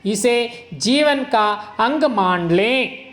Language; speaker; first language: Hindi; non-native, local second language; Kannada